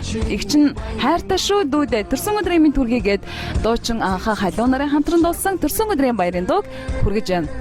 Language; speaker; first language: Mongolian; native; Mongolian